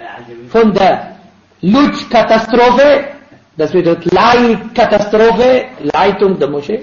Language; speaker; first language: German; non-native, fluent; Arabic